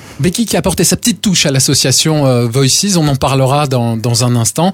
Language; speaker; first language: French; native; French